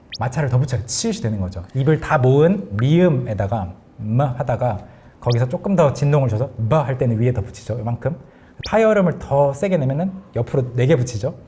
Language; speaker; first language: Korean; native; Korean